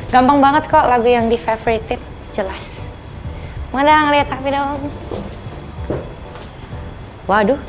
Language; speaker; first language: Indonesian; native; Indonesian